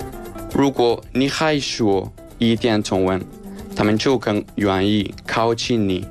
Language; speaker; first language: Chinese; non-native, fluent; Spanish